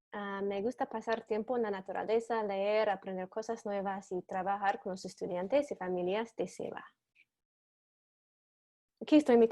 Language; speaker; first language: Spanish; non-native, fluent; English